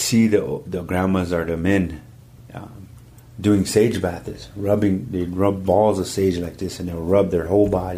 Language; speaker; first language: English; native; English